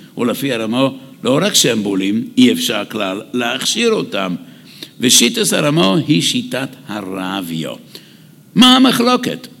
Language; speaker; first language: Hebrew; non-native, fluent; English